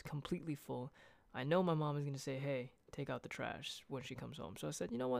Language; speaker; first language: English; native; English